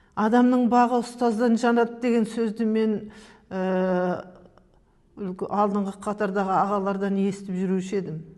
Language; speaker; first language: Kazakh; native; Kazakh